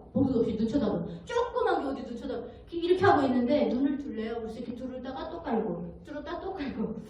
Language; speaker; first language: Korean; native; Korean